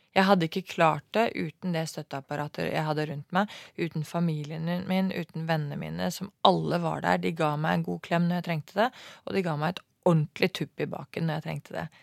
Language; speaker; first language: Norwegian; native; Norwegian